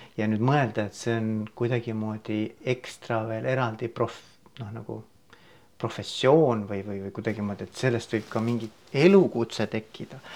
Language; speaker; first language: Estonian; native; Estonian